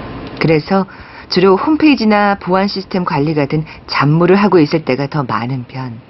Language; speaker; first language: Korean; native; Korean